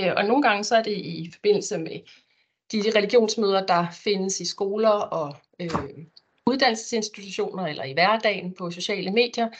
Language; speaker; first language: Danish; native; Danish